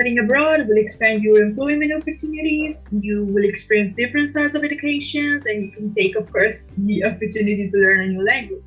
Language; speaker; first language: English; non-native, fluent; Italian